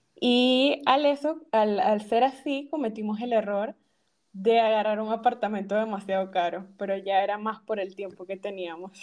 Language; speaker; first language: Spanish; native; Spanish